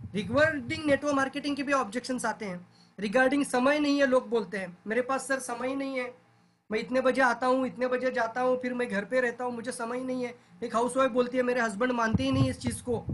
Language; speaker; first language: Hindi; non-native, local second language; Marathi